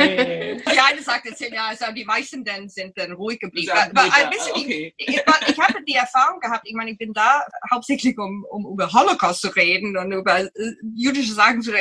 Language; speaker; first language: German; non-native, fluent; English